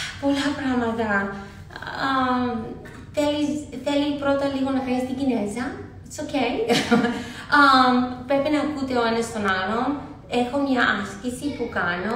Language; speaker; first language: Greek; early bilingual, heritage; Greek